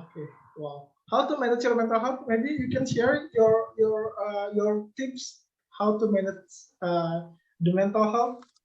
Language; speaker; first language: English; non-native, learner; Indonesian